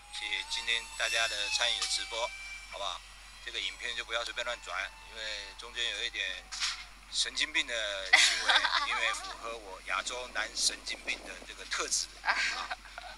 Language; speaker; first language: Chinese; native; Chinese